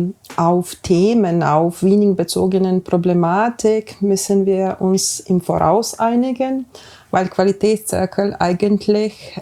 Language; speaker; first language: German; non-native, fluent; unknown